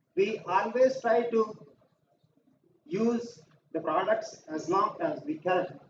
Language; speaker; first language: English; non-native, local second language; Hindi